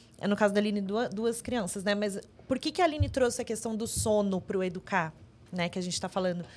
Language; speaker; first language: Portuguese; native; Portuguese